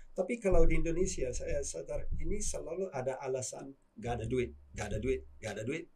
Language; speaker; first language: Indonesian; non-native, fluent; English